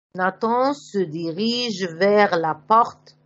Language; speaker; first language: French; non-native, fluent; Arabic